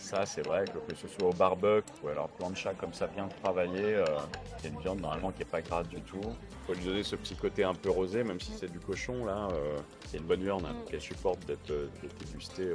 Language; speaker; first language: French; native; French